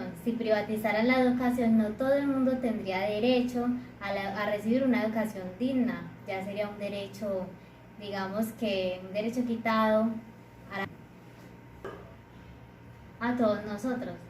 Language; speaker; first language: Spanish; native; Spanish